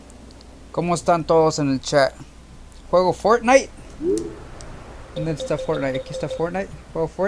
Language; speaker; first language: Spanish; early bilingual, heritage; Spanish